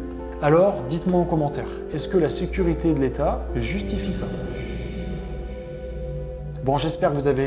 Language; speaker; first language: French; native; French